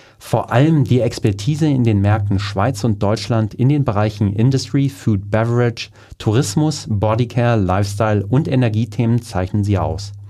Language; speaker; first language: German; native; German